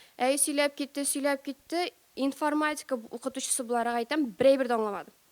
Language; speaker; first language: Tatar; native; Tatar